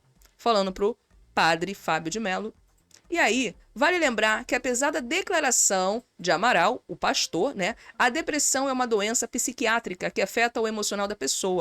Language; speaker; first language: Portuguese; native; Portuguese